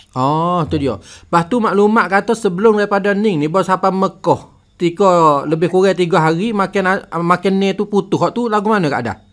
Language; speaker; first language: Malay; native; Malay